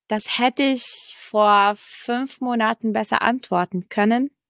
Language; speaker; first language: German; non-native, fluent; Arabic